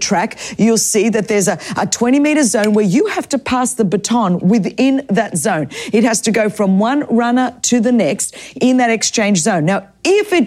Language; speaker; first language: English; non-native, local second language; Greek